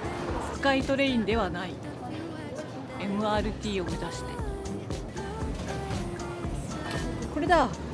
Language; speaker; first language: Japanese; native; Japanese